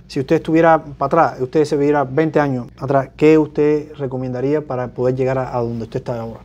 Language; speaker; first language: Spanish; native; Spanish